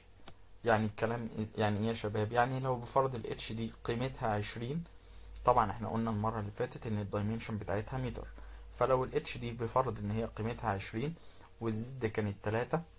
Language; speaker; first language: Arabic; native; Arabic